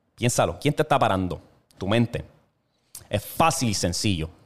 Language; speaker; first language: Spanish; native; Spanish